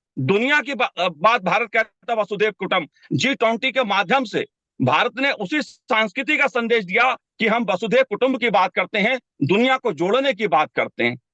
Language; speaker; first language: Hindi; native; Hindi